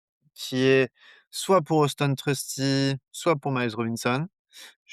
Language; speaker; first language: French; native; French